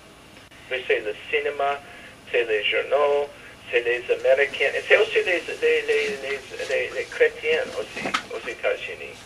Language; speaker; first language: French; non-native, fluent; English